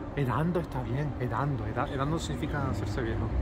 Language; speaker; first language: Spanish; native; Spanish